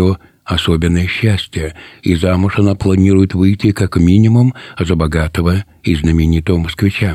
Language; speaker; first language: Russian; native; Russian